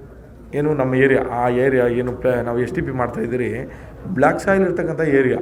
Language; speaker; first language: Kannada; native; Kannada